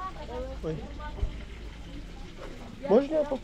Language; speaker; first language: Russian; non-native, learner; Urdu